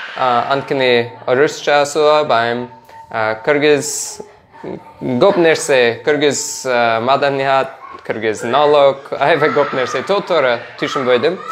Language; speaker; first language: Kyrgyz; non-native, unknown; English